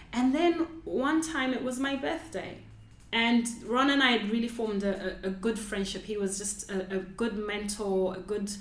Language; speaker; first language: English; non-native, local second language; Shona